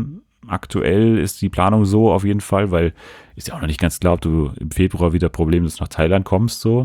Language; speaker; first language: German; native; German